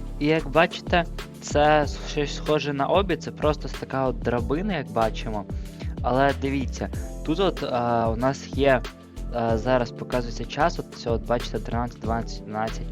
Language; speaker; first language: Ukrainian; native; Ukrainian